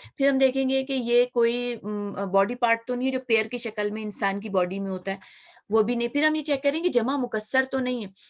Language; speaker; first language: Urdu; native; Urdu